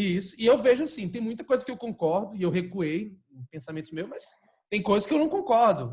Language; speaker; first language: Portuguese; native; Portuguese